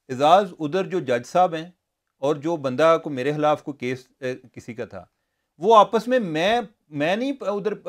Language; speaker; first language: Urdu; non-native, local second language; Punjabi